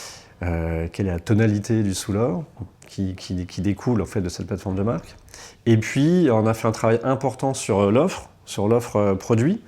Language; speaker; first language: French; native; French